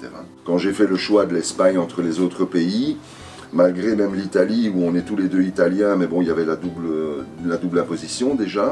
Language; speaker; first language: French; non-native, fluent; Italian